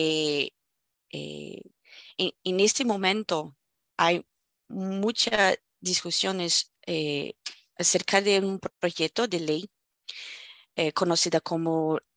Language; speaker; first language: Spanish; non-native, fluent; Portuguese